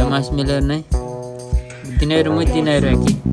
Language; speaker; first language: Portuguese; non-native, learner; Nepali